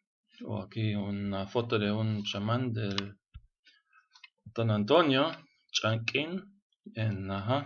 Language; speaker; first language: Spanish; non-native, fluent; German